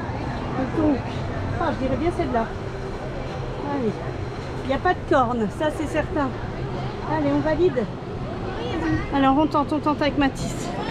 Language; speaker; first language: French; native; French